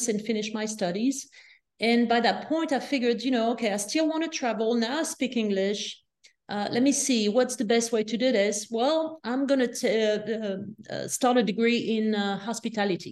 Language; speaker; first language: English; non-native, fluent; French